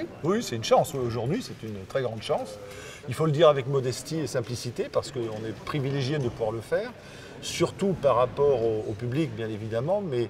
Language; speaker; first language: French; native; French